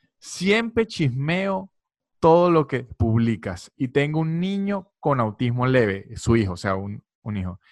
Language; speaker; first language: Spanish; native; Spanish